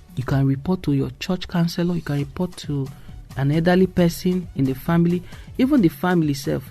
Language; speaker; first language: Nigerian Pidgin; non-native, local second language; Igbo